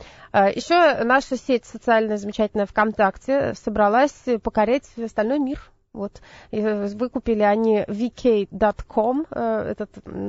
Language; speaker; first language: Russian; native; Russian